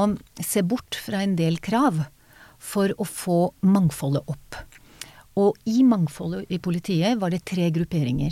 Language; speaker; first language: Norwegian; non-native, fluent; Hebrew